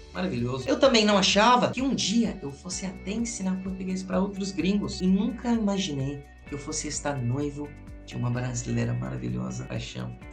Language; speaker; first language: Portuguese; non-native, fluent; English